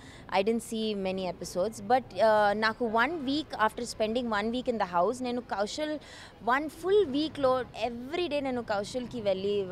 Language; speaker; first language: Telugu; non-native, learner; Malayalam